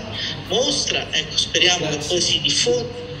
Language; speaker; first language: Italian; native; Italian